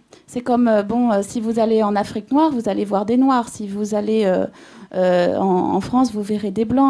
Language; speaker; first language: French; native; French